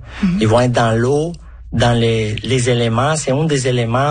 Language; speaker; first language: French; non-native, fluent; Spanish